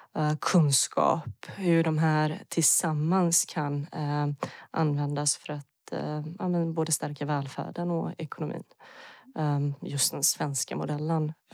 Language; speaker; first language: Swedish; early bilingual, other home language; Bosnian